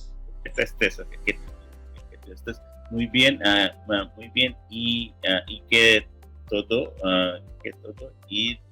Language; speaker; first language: Spanish; non-native, learner; English